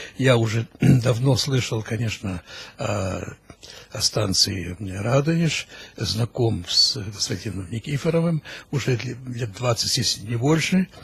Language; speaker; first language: Russian; early bilingual, heritage; Russian